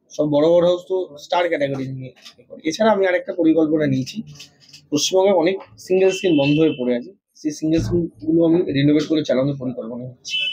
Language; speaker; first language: Bangla; native; Bangla